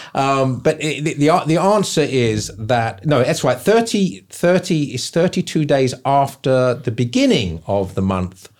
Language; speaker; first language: English; native; English